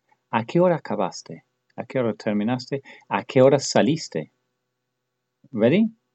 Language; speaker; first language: Spanish; non-native, fluent; English